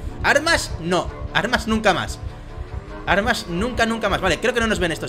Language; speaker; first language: Spanish; native; Spanish